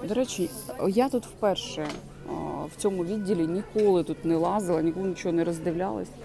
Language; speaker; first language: Ukrainian; non-native, local second language; Russian